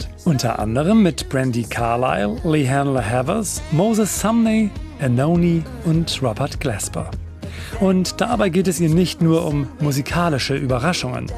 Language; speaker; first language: German; native; German